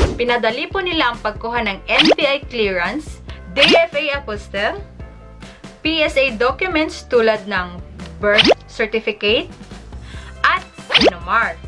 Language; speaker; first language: Filipino; non-native, local second language; Cebuano